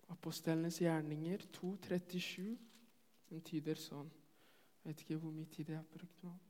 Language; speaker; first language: Norwegian; non-native, fluent; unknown